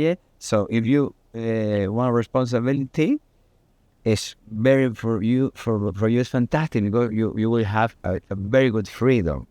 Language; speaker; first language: English; non-native, learner; Spanish